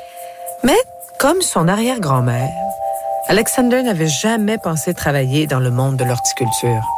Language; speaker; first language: French; native; French